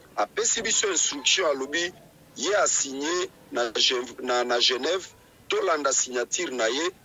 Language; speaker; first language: Lingala; native; Lingala